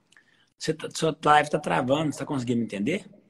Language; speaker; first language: Portuguese; native; Portuguese